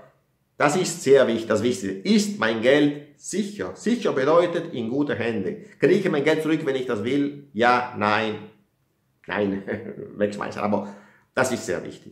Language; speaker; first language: German; non-native, fluent; Italian